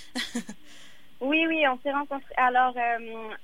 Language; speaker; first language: French; native; French